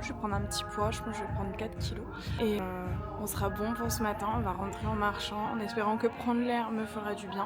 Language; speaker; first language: French; native; French